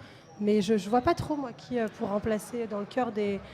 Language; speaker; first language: French; native; French